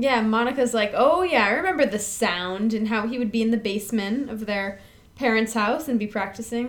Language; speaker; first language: English; native; English